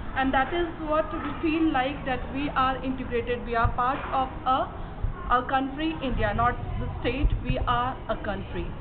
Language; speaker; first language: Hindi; non-native, local second language; Maithili